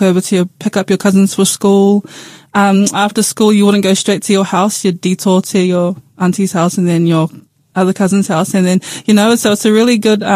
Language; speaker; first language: English; native; English